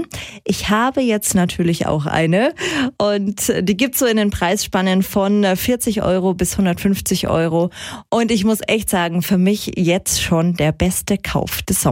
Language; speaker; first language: German; native; German